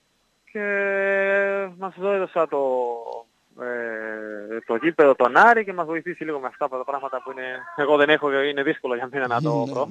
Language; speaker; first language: Greek; non-native, learner; Spanish